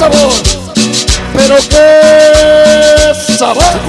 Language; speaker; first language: Spanish; native; Spanish